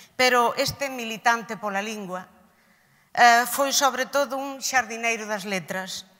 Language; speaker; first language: Galician; native; Galician